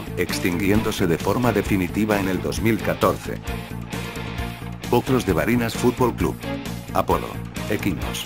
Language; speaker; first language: Spanish; native; Spanish